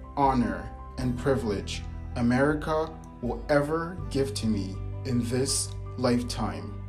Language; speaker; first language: English; native; English